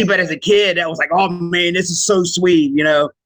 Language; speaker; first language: English; native; English